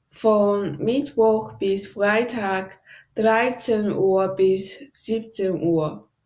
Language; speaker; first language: German; non-native, learner; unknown